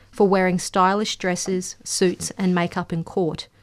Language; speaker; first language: English; native; English